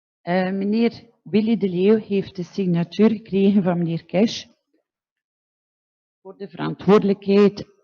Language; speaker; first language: Dutch; non-native, local second language; French